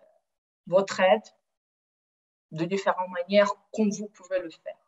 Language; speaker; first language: French; non-native, fluent; Ukrainian